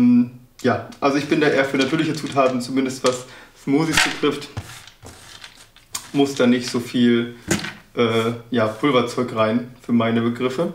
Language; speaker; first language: German; native; German